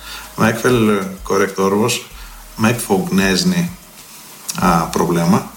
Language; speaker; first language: Hungarian; non-native, learner; Greek